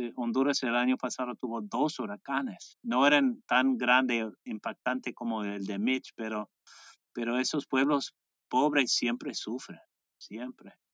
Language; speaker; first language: Spanish; non-native, fluent; English